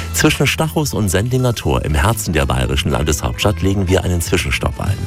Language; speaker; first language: German; native; German